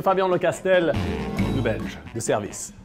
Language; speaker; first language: French; native; French